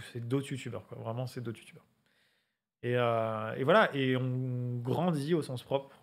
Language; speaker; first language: French; native; French